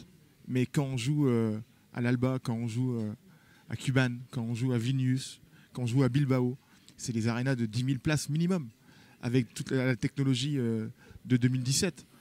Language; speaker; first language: French; native; French